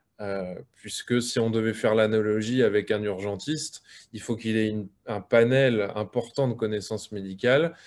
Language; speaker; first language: French; native; French